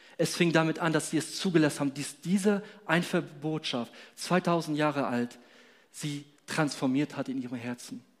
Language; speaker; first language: German; non-native, fluent; Polish